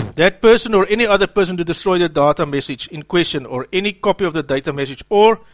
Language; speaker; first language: English; non-native, local second language; Afrikaans